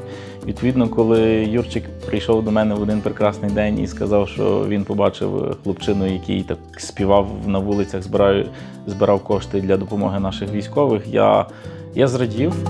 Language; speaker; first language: Ukrainian; native; Ukrainian